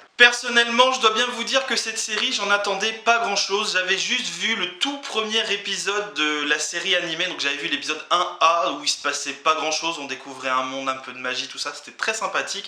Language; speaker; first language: French; native; French